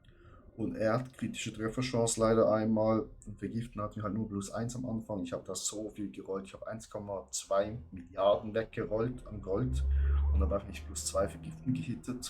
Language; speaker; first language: German; native; German